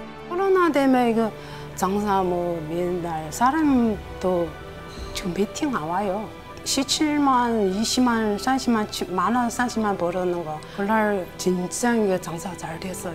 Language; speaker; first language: Korean; non-native, learner; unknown